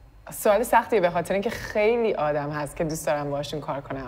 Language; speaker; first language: Persian; early bilingual, heritage; Persian